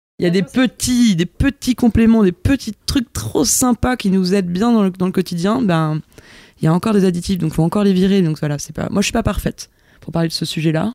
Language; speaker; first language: French; native; French